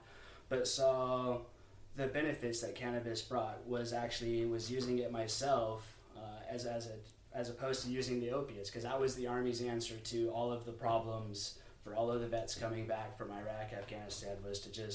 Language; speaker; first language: English; native; English